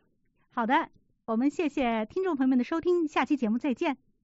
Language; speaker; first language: Chinese; native; Chinese